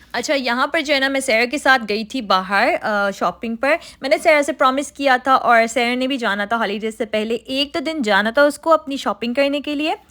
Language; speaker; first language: Hindi; native; Hindi